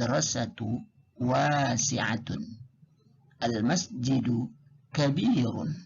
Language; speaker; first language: Arabic; non-native, fluent; Indonesian